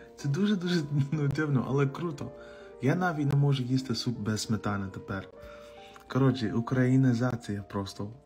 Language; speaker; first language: Ukrainian; non-native, fluent; English